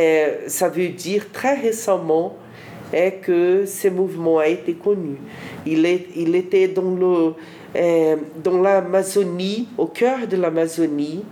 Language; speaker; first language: French; non-native, fluent; Portuguese